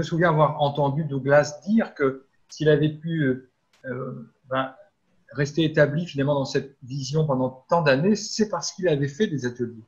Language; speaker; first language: French; native; French